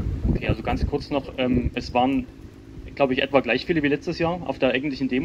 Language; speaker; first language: German; native; German